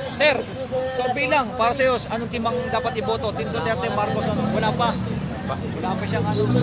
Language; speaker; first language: Filipino; native; Filipino